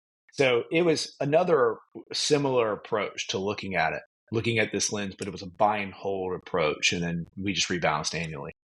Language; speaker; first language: English; native; English